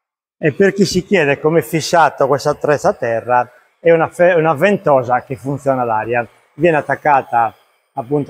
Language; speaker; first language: Italian; native; Italian